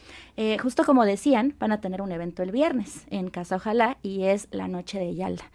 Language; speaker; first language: Spanish; native; Spanish